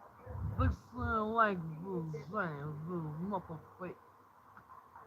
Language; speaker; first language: English; non-native, learner; Russian